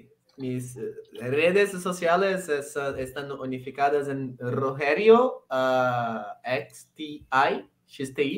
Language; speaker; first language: Spanish; non-native, local second language; Portuguese